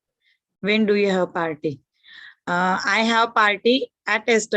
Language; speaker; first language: English; non-native, learner; Marathi